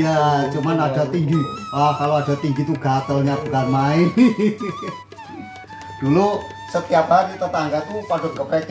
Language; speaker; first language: Indonesian; non-native, local second language; Javanese